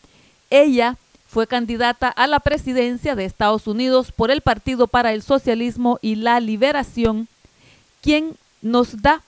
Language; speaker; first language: Spanish; native; Spanish